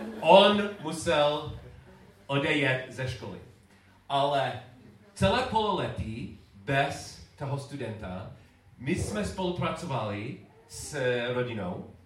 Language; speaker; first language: Czech; non-native, learner; English